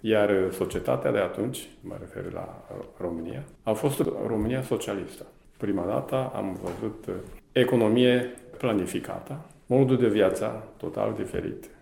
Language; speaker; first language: Romanian; non-native, fluent; Japanese